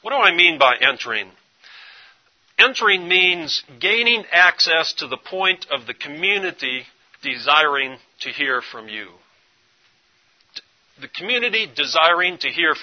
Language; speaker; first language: English; native; English